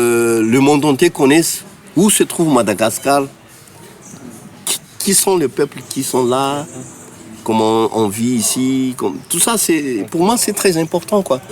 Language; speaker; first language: French; non-native, local second language; Malagasy